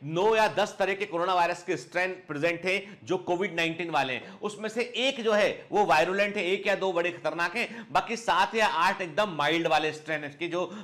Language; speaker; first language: Hindi; native; Hindi